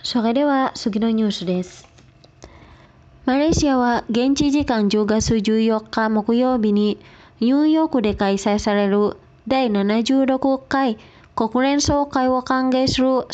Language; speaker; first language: Japanese; non-native, fluent; Indonesian